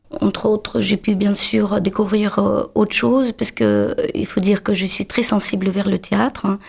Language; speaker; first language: French; non-native, fluent; Russian